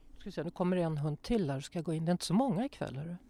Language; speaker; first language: Swedish; native; Swedish